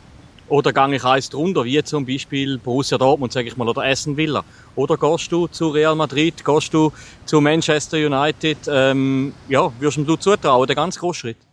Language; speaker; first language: German; native; German